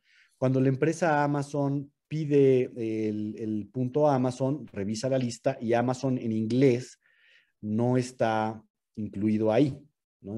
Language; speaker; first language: Spanish; native; Spanish